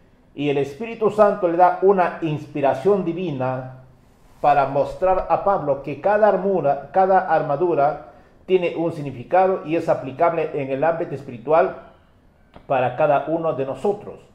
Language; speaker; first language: Spanish; native; Spanish